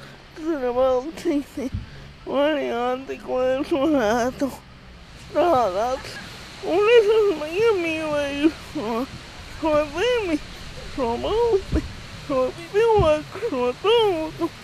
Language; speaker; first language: Latvian; non-native, local second language; Russian